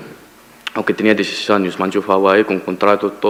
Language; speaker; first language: Spanish; non-native, fluent; Arabic